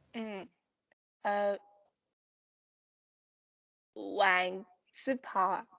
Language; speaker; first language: Chinese; non-native, learner; Tibetan